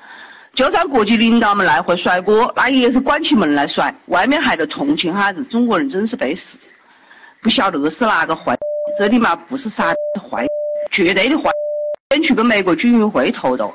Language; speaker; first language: Chinese; native; Chinese